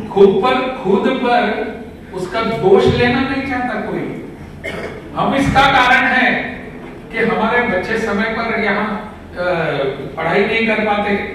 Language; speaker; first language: Hindi; non-native, local second language; Konkani